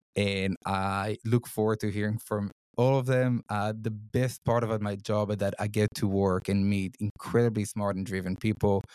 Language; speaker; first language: English; non-native, fluent; Hebrew